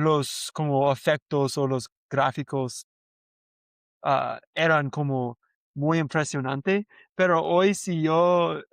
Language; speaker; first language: Spanish; non-native, learner; English